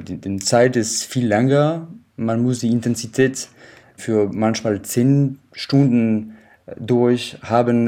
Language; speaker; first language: German; non-native, fluent; French